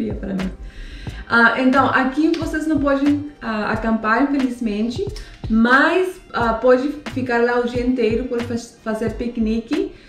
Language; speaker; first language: Portuguese; non-native, fluent; Spanish